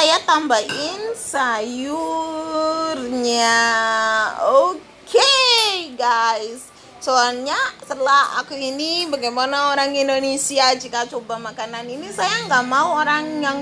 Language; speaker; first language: Indonesian; non-native, fluent; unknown